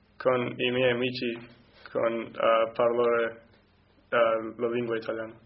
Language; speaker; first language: Italian; non-native, learner; English